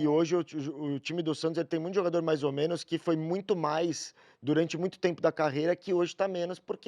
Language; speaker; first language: Portuguese; native; Portuguese